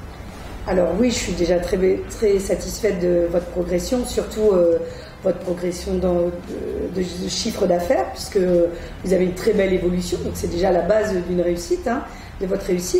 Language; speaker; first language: French; native; French